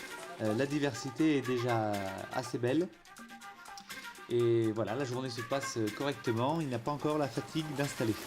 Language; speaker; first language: French; native; French